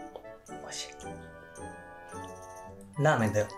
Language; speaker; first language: Japanese; native; Japanese